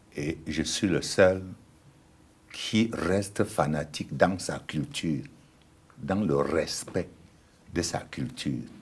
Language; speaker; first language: French; non-native, local second language; Ghomala